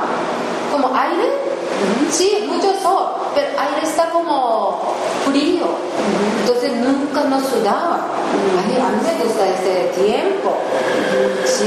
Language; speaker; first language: Spanish; non-native, learner; Japanese